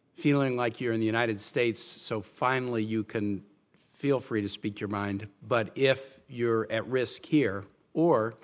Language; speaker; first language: English; native; English